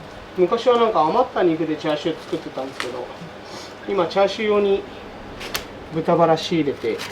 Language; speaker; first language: Japanese; native; Japanese